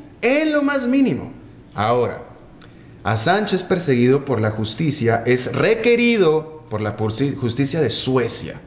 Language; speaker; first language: Spanish; native; Spanish